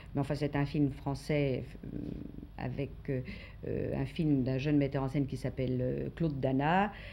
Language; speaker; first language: French; native; French